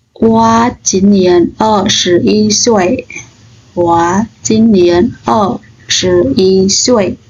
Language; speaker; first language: Chinese; non-native, fluent; Khmer